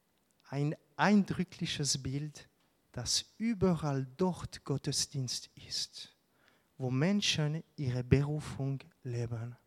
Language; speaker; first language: German; non-native, local second language; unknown